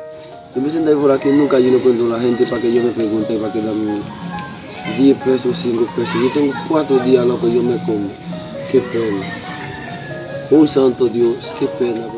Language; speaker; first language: Spanish; non-native, learner; Haitian Creole